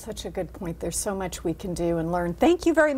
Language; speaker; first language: English; native; English